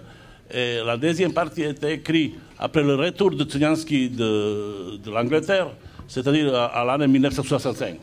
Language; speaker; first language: French; non-native, fluent; Serbian